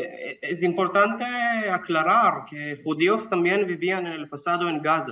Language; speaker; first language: Spanish; non-native, fluent; Hebrew